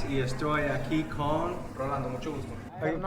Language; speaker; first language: Spanish; native; Spanish